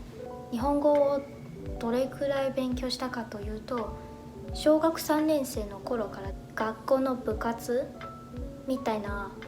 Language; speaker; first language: Japanese; non-native, fluent; Chinese